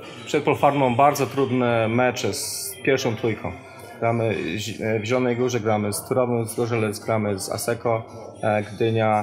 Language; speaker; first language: Polish; native; Polish